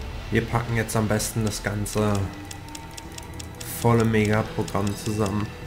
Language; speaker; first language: German; native; German